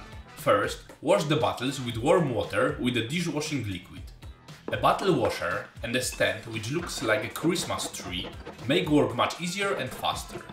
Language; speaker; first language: English; non-native, fluent; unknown